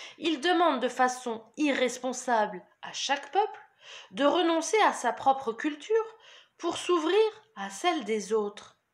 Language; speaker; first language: French; native; French